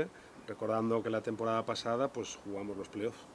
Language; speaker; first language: Spanish; native; Spanish